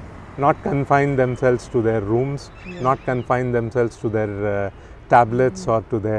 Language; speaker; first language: English; non-native, local second language; Tamil